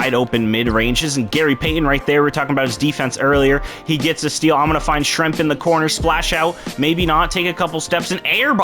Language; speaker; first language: English; native; English